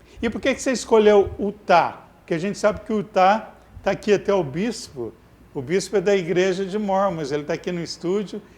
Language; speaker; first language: Portuguese; native; Portuguese